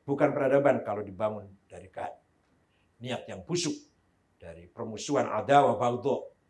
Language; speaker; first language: Indonesian; non-native, local second language; Javanese